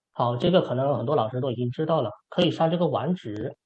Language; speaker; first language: Chinese; native; Chinese